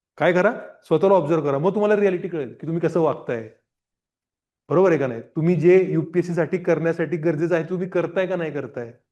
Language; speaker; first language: Marathi; non-native, local second language; Gujarati